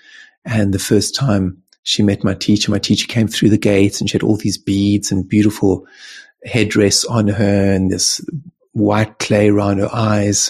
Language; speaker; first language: English; native; English